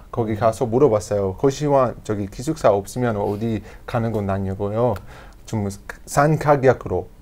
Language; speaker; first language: Korean; non-native, learner; English